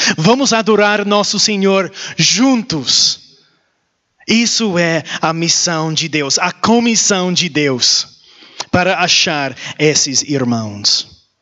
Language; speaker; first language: Portuguese; non-native, learner; English